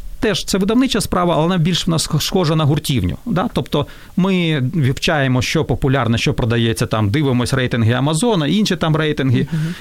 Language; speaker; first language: Ukrainian; non-native, local second language; Russian